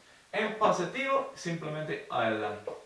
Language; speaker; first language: Spanish; non-native, learner; English